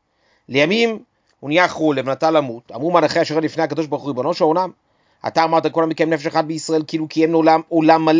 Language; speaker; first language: Hebrew; native; Hebrew